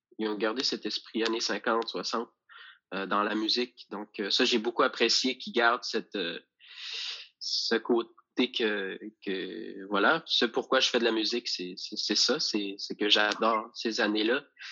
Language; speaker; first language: French; native; French